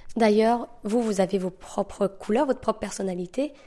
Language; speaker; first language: French; native; French